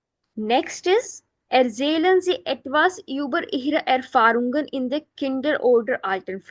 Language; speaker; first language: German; non-native, fluent; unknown